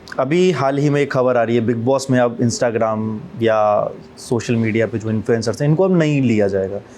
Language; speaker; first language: Hindi; native; Hindi